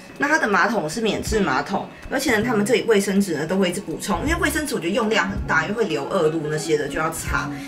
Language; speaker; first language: Chinese; native; Chinese